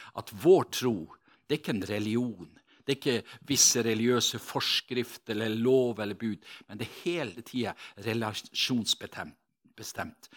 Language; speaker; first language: Norwegian; native; Norwegian